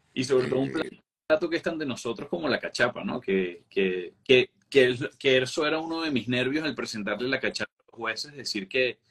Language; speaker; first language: Spanish; native; Spanish